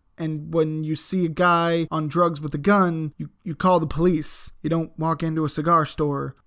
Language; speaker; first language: English; native; English